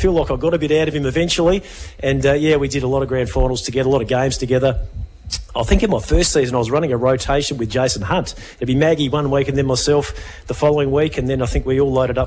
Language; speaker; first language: English; native; English